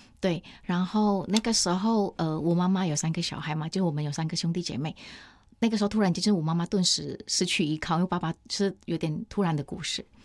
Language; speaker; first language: Chinese; non-native, fluent; Indonesian